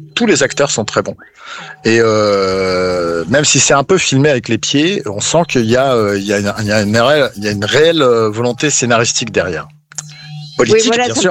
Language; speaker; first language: French; native; French